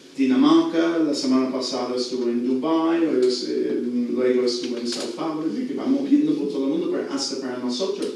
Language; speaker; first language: Spanish; non-native, fluent; English